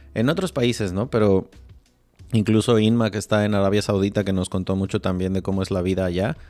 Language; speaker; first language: Spanish; native; Spanish